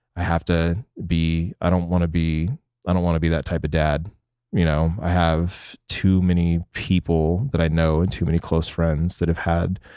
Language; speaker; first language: English; native; English